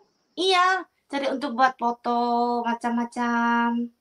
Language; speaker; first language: Indonesian; non-native, fluent; Korean